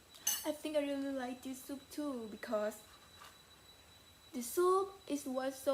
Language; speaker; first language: English; non-native, learner; Thai